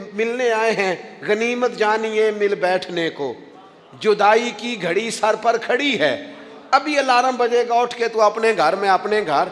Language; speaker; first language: Urdu; non-native, local second language; Punjabi